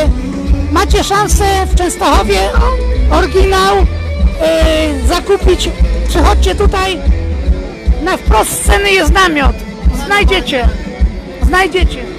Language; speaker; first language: Polish; native; Polish